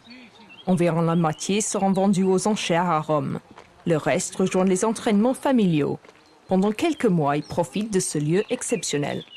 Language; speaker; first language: French; native; French